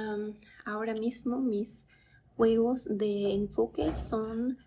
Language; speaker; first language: Spanish; non-native, fluent; English